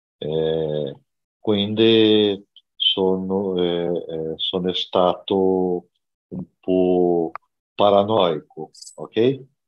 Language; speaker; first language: Italian; non-native, learner; Portuguese